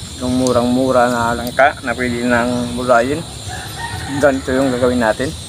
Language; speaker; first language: Filipino; non-native, local second language; Hiligaynon